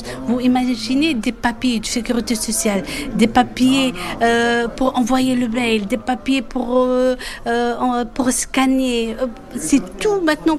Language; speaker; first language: French; non-native, fluent; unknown